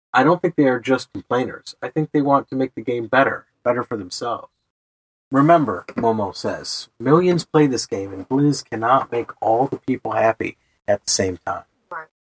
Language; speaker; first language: English; native; English